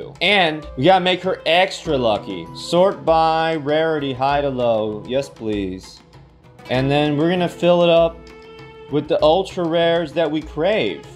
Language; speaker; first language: English; native; English